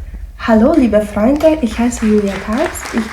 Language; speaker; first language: German; early bilingual, heritage; German